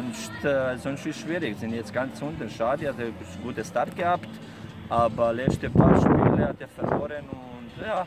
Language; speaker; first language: German; non-native, fluent; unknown